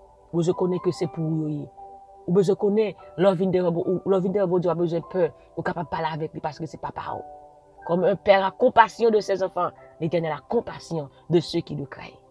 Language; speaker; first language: French; non-native, local second language; Haitian Creole